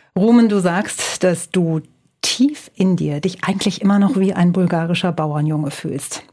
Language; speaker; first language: German; native; German